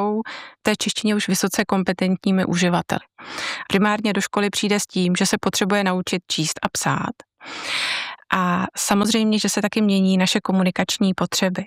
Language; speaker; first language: Czech; native; Czech